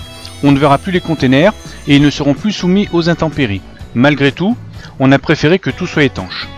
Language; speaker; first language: French; native; French